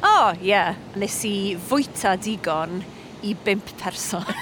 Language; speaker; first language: Welsh; native; Welsh